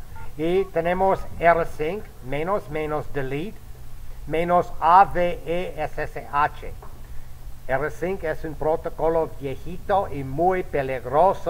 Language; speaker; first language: Spanish; non-native, fluent; English